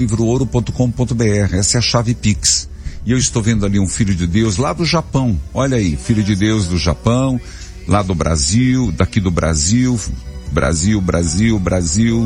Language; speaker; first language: Portuguese; native; Portuguese